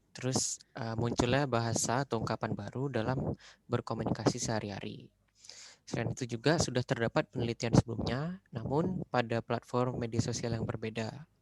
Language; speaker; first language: Indonesian; native; Indonesian